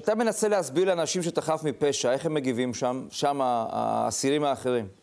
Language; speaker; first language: Hebrew; native; Hebrew